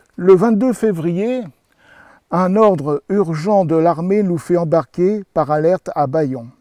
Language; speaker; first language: French; native; French